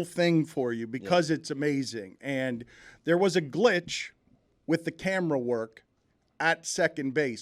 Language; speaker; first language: English; native; English